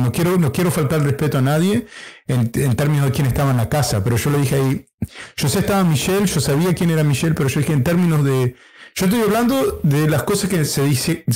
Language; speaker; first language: Spanish; early bilingual, heritage; Spanish